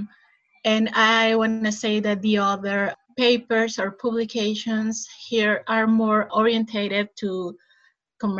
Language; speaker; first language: English; non-native, fluent; Spanish